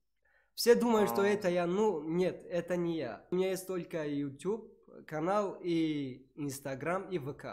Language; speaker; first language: Russian; non-native, local second language; Tajik